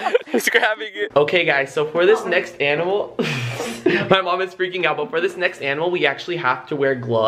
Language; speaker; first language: English; native; English